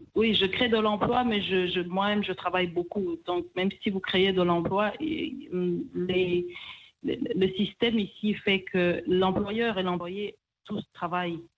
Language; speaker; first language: French; non-native, local second language; Kinyarwanda